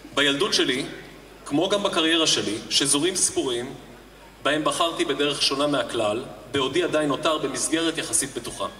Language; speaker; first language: Hebrew; native; Hebrew